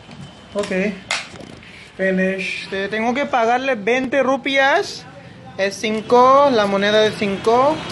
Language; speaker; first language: Spanish; non-native, fluent; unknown